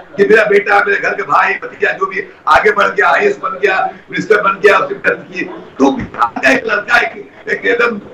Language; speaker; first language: Hindi; native; Hindi